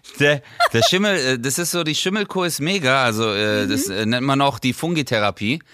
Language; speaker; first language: German; early bilingual, other home language; Turkish